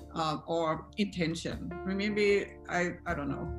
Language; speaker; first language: English; non-native, fluent; German